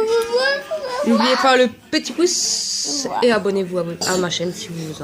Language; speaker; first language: French; native; French